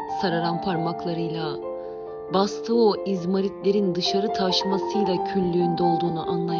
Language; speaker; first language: Turkish; native; Turkish